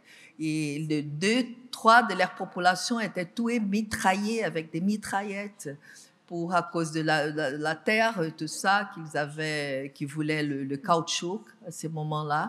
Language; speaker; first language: French; non-native, fluent; Portuguese